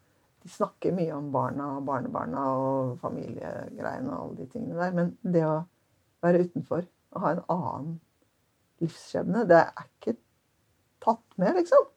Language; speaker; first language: Norwegian; native; Norwegian